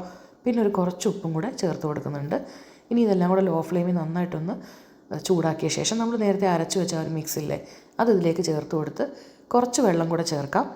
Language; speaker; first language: Malayalam; native; Malayalam